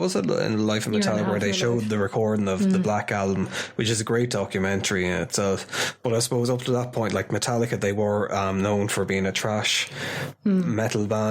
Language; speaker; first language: English; native; English